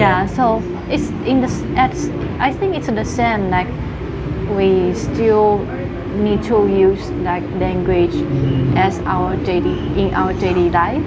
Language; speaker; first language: English; non-native, fluent; Chinese